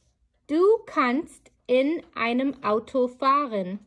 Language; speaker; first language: German; non-native, learner; English